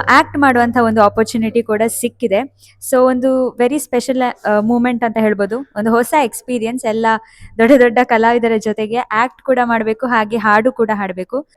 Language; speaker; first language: Kannada; native; Kannada